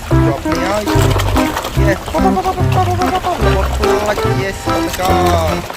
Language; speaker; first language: English; non-native, learner; Indonesian